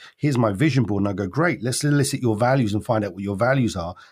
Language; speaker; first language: English; native; English